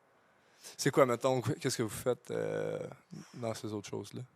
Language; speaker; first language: French; native; French